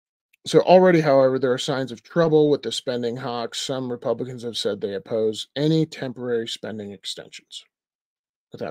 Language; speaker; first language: English; native; English